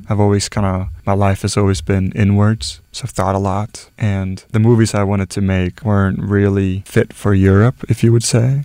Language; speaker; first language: English; non-native, fluent; Norwegian